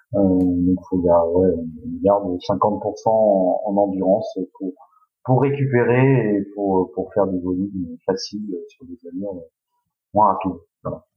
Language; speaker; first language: French; native; French